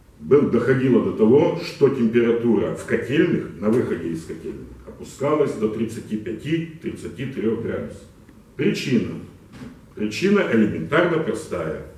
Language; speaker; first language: Russian; non-native, local second language; Ukrainian